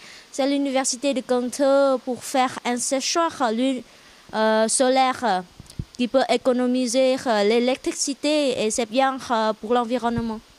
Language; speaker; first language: French; non-native, learner; Vietnamese